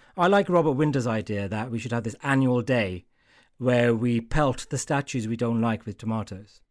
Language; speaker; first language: English; native; English